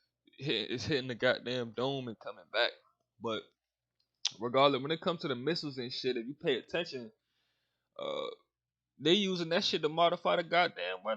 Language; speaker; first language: English; native; English